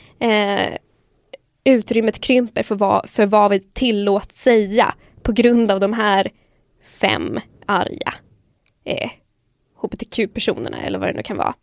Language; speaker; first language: Swedish; early bilingual, other home language; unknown